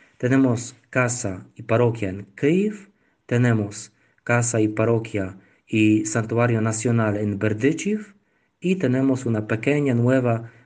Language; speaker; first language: Spanish; non-native, learner; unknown